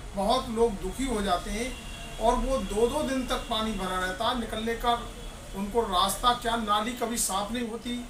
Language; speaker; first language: Hindi; native; Hindi